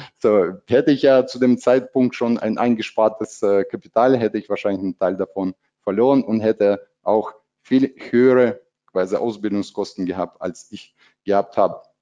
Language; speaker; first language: German; non-native, fluent; Russian